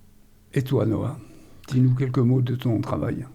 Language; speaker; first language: French; native; French